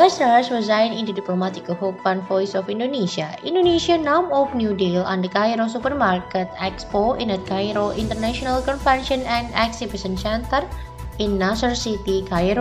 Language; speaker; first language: Dutch; non-native, fluent; Indonesian